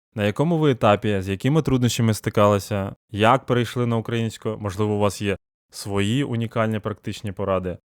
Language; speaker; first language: Ukrainian; non-native, local second language; Russian